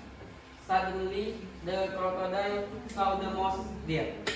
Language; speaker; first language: English; non-native, learner; Indonesian